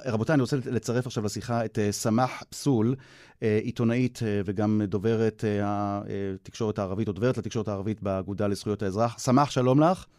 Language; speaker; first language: Hebrew; native; Hebrew